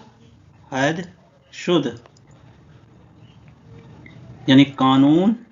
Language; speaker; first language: Persian; non-native, fluent; Urdu